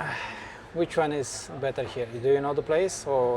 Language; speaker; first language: English; non-native, learner; Romanian